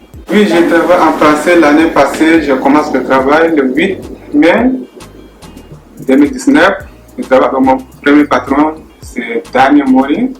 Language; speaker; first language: French; non-native, learner; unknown